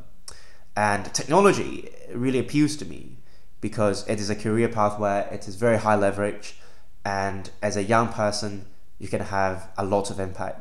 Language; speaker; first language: English; non-native, local second language; Cantonese